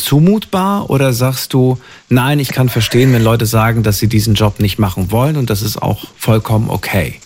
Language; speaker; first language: German; native; German